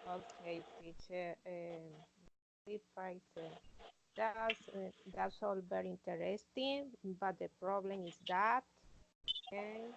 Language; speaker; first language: English; non-native, learner; Spanish